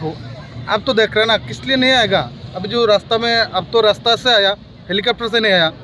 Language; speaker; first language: Hindi; non-native, local second language; Bangla